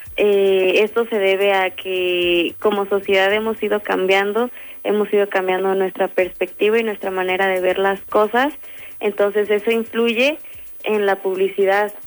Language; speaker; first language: Spanish; native; Spanish